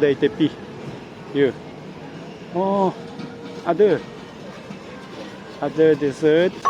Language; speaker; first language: Indonesian; non-native, learner; Japanese